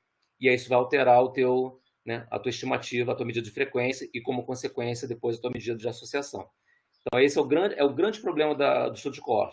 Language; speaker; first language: Portuguese; native; Portuguese